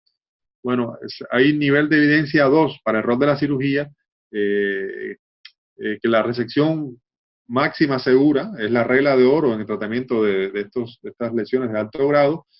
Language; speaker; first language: Spanish; native; Spanish